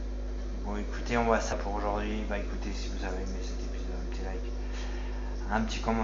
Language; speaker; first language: French; native; French